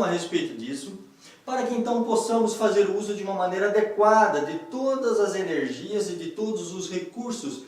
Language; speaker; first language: Portuguese; native; Portuguese